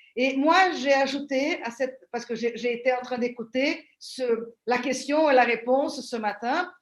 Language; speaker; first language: French; non-native, fluent; Portuguese